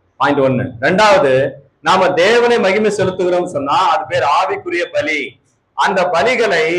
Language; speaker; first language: Tamil; native; Tamil